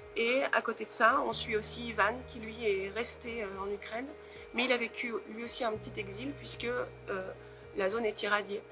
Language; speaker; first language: French; native; French